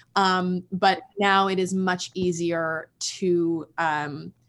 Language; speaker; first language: English; early bilingual, other home language; Spanish